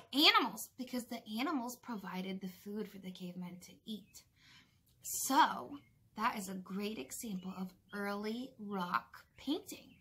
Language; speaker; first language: English; native; English